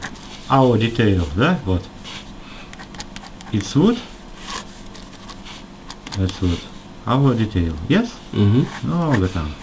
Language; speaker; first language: English; non-native, learner; Russian